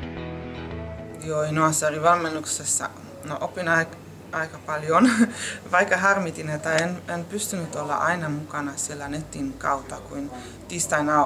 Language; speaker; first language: Finnish; non-native, fluent; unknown